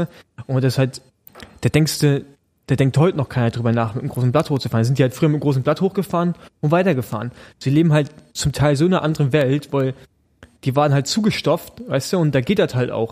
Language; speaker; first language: German; native; German